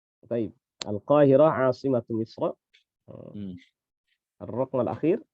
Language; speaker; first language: Arabic; non-native, fluent; Indonesian